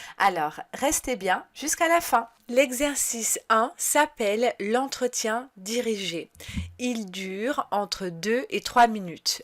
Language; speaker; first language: French; native; French